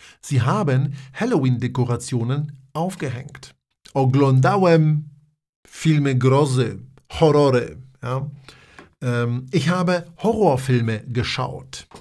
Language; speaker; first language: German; non-native, fluent; Polish